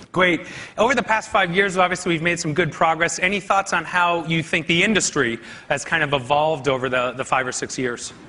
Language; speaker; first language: English; native; English